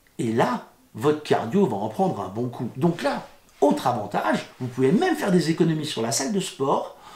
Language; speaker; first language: French; native; French